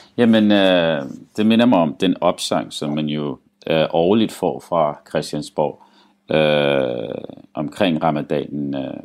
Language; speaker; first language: Danish; early bilingual, other home language; Arabic